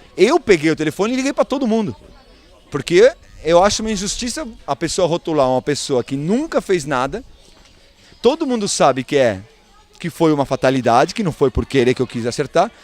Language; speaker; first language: Portuguese; early bilingual, other home language; Spanish